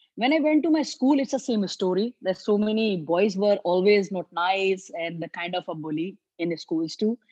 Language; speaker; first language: English; non-native, local second language; Hindi